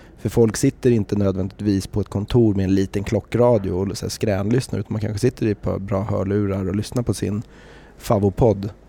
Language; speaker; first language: Swedish; native; Swedish